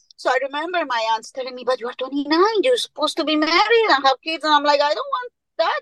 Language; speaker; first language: English; non-native, fluent; Spanish